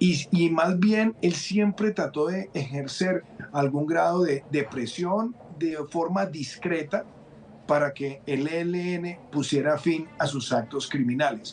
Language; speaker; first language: Spanish; native; Spanish